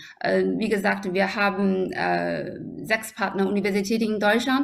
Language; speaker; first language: German; non-native, fluent; Chinese